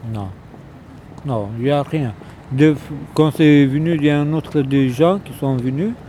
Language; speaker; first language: French; non-native, learner; Romanian